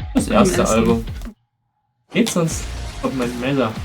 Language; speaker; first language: German; native; German